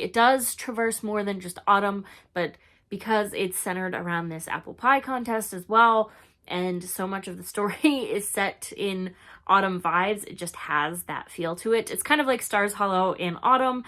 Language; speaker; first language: English; native; English